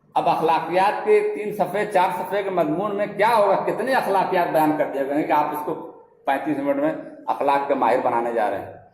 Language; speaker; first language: Urdu; native; Urdu